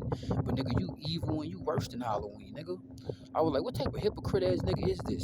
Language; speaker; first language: English; native; English